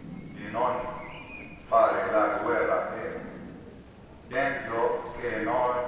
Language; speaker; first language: Italian; non-native, learner; Arabic